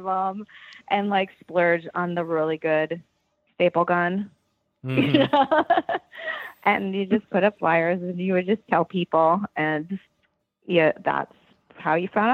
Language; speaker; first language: English; native; English